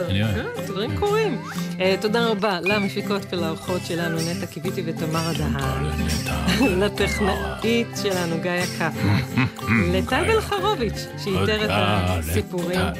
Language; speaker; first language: Hebrew; native; Hebrew